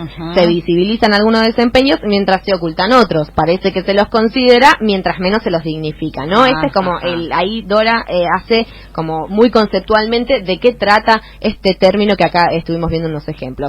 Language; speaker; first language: Spanish; native; Spanish